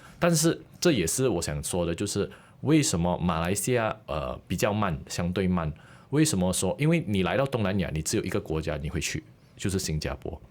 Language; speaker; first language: Chinese; native; Chinese